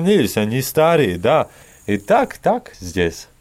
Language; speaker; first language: Russian; non-native, learner; Latvian